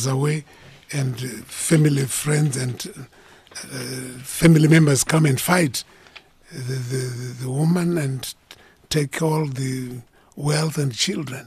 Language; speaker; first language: English; non-native, local second language; Shona